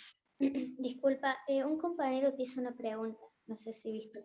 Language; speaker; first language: Spanish; native; Spanish